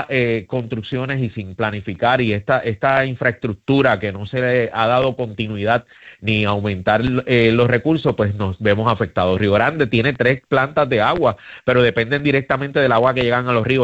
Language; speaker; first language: Spanish; native; Spanish